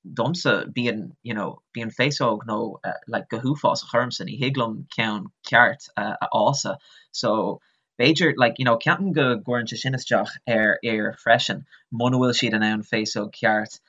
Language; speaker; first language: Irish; non-native, local second language; English